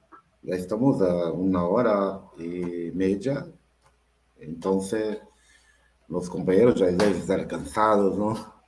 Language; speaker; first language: Spanish; non-native, learner; Portuguese